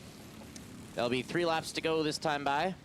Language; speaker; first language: English; native; English